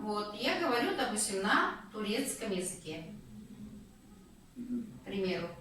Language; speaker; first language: Russian; non-native, local second language; Kazakh